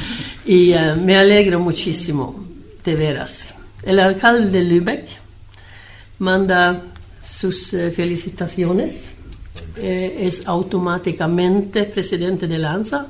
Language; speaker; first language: Spanish; non-native, fluent; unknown